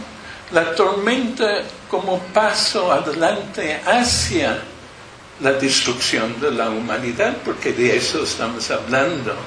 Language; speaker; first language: Spanish; non-native, fluent; English